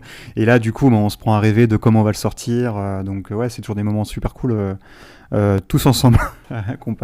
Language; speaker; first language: French; native; French